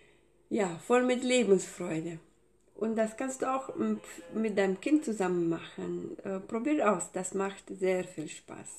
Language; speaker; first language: German; non-native, fluent; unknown